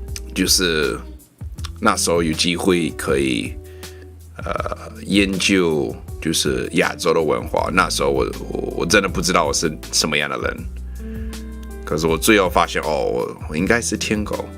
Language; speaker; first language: Chinese; non-native, learner; English